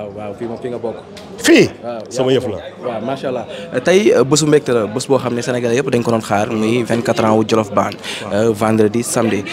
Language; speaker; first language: Wolof; native; Wolof